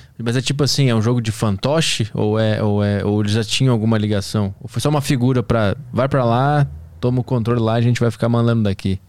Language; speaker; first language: Portuguese; native; Portuguese